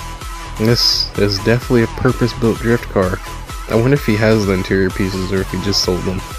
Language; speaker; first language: English; native; English